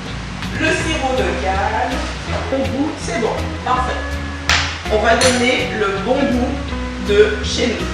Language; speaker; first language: French; native; French